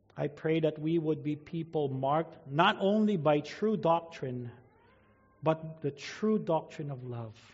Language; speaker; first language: English; non-native, local second language; Filipino